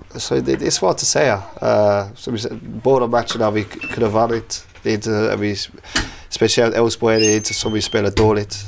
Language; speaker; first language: Swedish; non-native, learner; English